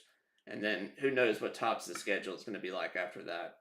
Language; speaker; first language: English; native; English